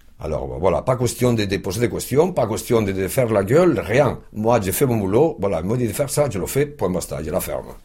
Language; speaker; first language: French; non-native, fluent; Spanish